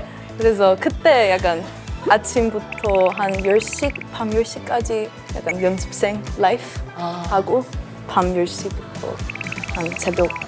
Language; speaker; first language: Korean; early bilingual, heritage; Korean